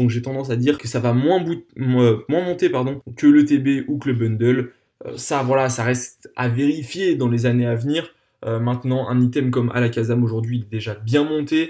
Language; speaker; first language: French; native; French